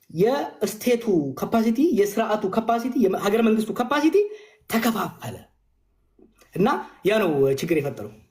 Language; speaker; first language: Amharic; non-native, local second language; Oromo